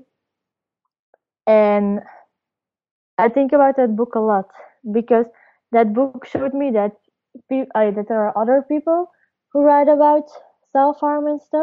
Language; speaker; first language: English; non-native, fluent; Dutch